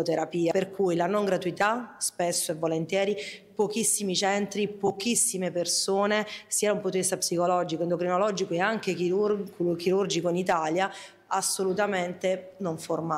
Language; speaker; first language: Italian; native; Italian